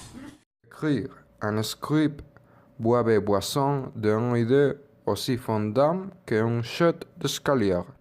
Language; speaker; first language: French; non-native, learner; Spanish